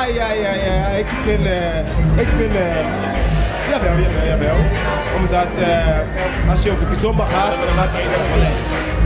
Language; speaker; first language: Dutch; non-native, learner; Portuguese